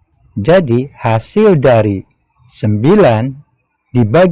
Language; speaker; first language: Indonesian; native; Indonesian